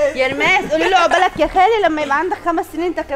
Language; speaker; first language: Arabic; native; Arabic